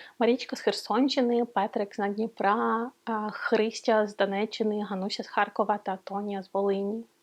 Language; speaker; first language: Ukrainian; non-native, local second language; Russian